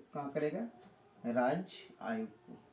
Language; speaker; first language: Hindi; native; Hindi